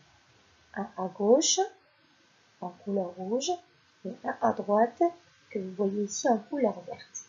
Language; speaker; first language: French; non-native, local second language; Arabic